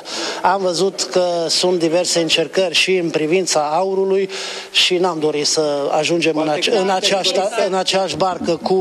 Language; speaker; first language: Romanian; non-native, local second language; Hungarian